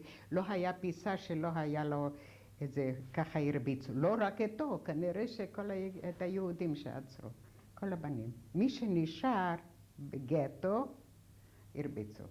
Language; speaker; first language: Hebrew; non-native, fluent; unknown